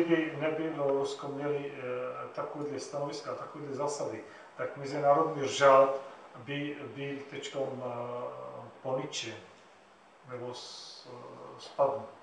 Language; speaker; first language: Czech; non-native, fluent; Arabic